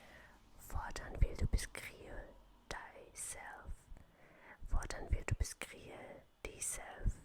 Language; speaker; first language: Danish; non-native, learner; German